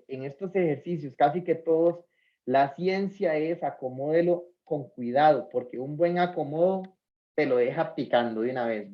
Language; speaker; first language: Spanish; native; Spanish